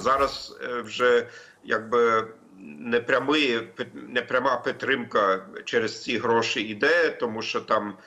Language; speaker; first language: Ukrainian; non-native, fluent; German